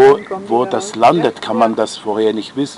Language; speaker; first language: German; non-native, local second language; Turkish